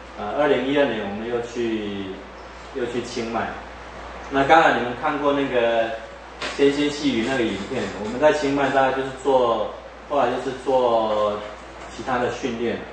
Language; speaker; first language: Chinese; native; Chinese